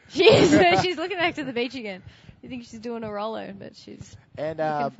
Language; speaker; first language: English; native; English